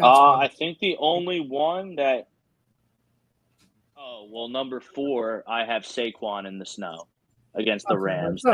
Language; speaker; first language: English; native; English